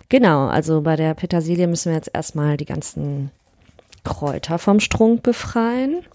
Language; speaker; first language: German; early bilingual, other home language; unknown